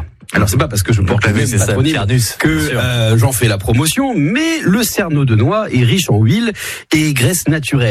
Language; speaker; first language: French; native; French